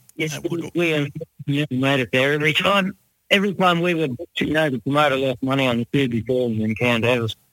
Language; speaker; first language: English; native; English